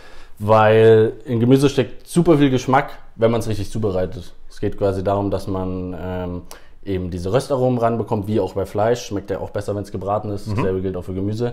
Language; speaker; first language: German; native; German